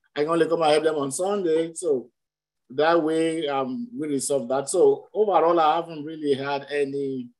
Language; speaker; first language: English; non-native, local second language; Yoruba